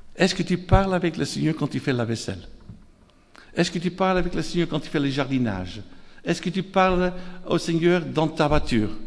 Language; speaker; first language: French; non-native, fluent; Dutch